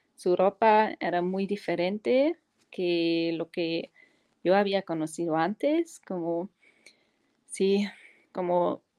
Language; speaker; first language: Spanish; non-native, fluent; German